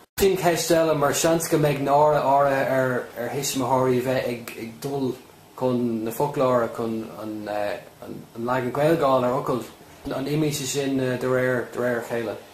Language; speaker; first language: Irish; native; Irish